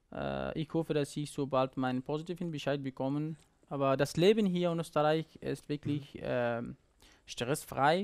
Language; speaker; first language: German; non-native, learner; Persian